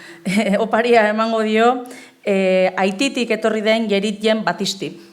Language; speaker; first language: Basque; native; Basque